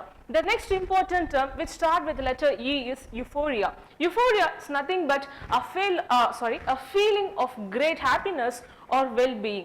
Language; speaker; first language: English; non-native, local second language; Tamil